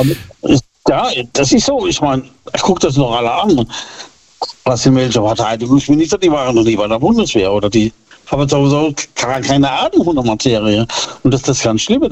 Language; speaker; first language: German; native; German